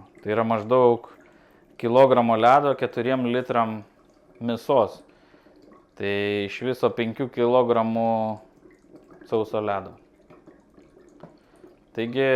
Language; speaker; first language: Lithuanian; native; Lithuanian